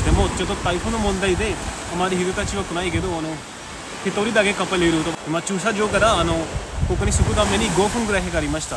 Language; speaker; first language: Japanese; non-native, learner; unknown